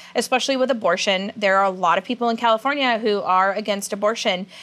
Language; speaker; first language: English; native; English